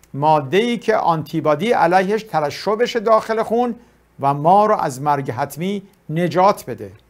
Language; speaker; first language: Persian; native; Persian